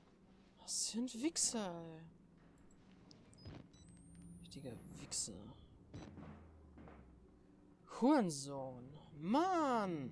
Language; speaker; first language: German; native; German